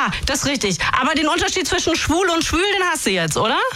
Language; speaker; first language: German; native; German